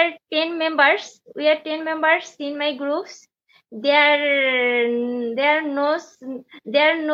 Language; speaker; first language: English; non-native, learner; Bangla